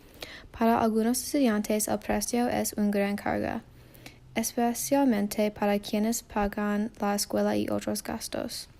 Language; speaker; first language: Spanish; non-native, learner; English